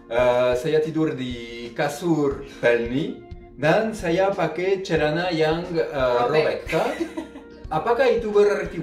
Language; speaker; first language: Indonesian; non-native, fluent; French